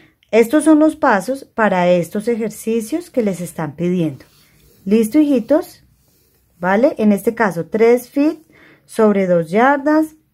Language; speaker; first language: Spanish; native; Spanish